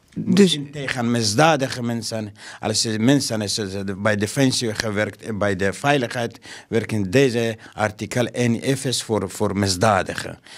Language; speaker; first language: Dutch; non-native, learner; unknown